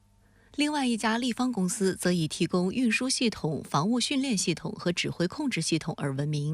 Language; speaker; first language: Chinese; native; Chinese